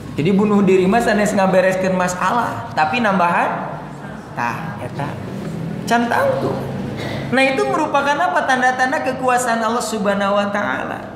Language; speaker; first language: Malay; non-native, local second language; Sundanese